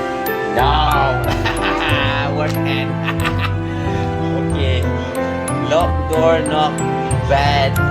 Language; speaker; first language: English; non-native, local second language; Malay